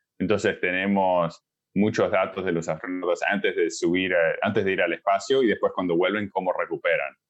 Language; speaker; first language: Spanish; early bilingual, heritage; Spanish